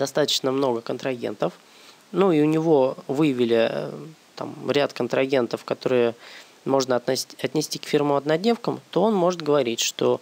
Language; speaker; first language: Russian; native; Russian